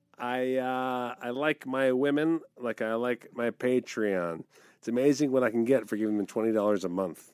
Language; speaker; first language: English; native; English